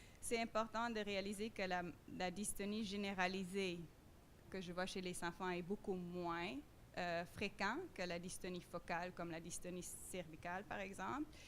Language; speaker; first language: French; non-native, fluent; Dutch